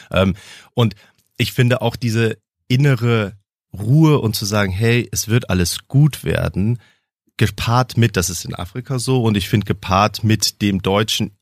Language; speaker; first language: German; early bilingual, heritage; German